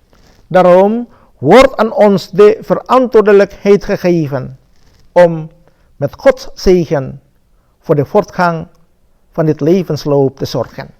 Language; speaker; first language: Dutch; non-native, fluent; Indonesian